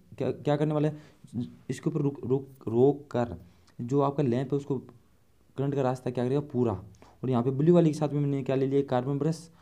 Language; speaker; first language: Hindi; native; Hindi